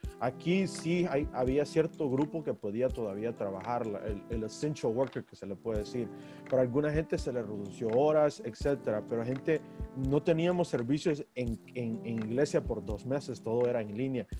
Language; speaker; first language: Spanish; early bilingual, heritage; Spanish